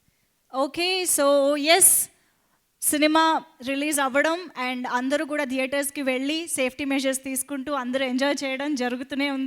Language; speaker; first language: Telugu; native; Telugu